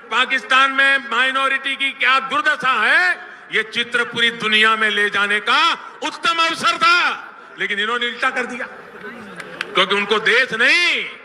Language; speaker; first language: Hindi; native; Hindi